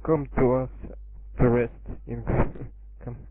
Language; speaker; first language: English; non-native, learner; Russian